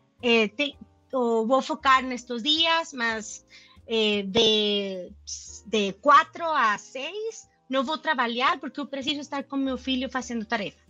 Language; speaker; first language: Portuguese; non-native, fluent; Spanish